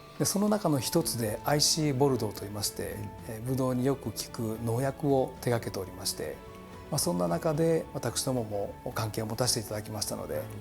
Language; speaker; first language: Japanese; native; Japanese